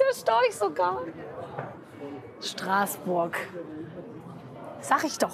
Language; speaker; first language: German; native; German